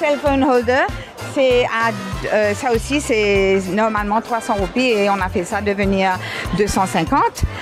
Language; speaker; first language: French; non-native, local second language; Morisyen